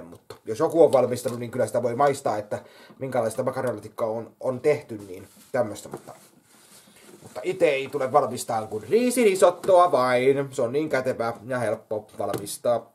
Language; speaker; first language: Finnish; native; Finnish